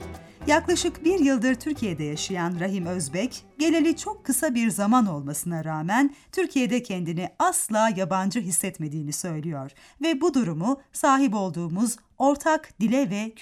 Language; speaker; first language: Turkish; native; Turkish